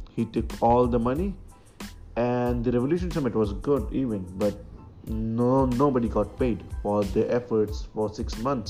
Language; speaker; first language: English; non-native, local second language; Hindi